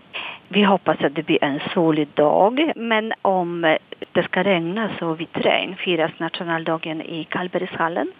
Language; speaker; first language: Swedish; non-native, fluent; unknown